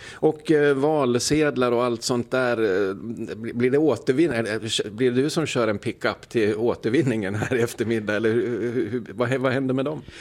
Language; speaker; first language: Swedish; native; Swedish